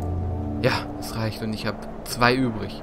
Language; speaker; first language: German; native; German